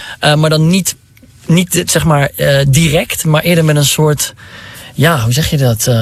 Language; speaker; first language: Dutch; early bilingual, other home language; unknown